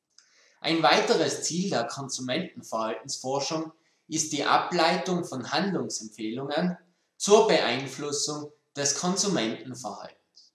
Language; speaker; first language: German; native; German